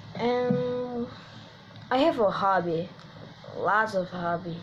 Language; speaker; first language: English; non-native, learner; Indonesian